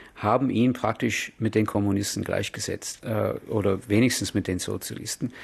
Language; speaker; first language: German; non-native, fluent; English